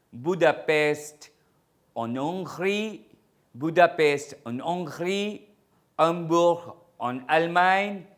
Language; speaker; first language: French; non-native, fluent; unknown